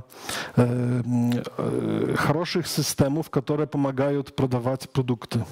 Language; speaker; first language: Russian; non-native, learner; Polish